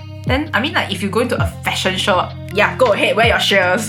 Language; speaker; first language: English; non-native, local second language; Chinese